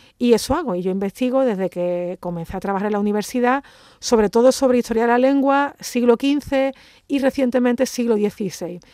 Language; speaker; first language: Spanish; native; Spanish